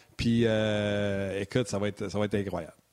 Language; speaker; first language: French; native; French